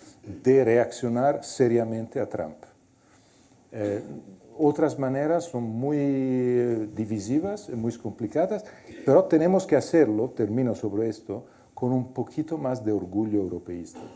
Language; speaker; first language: Spanish; non-native, fluent; Italian